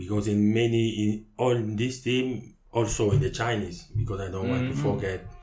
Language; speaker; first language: English; non-native, learner; French